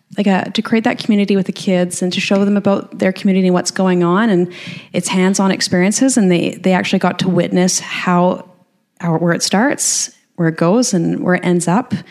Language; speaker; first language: English; native; English